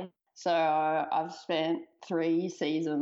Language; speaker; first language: English; native; English